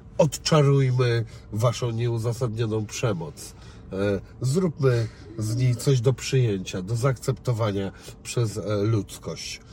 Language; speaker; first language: Polish; native; Polish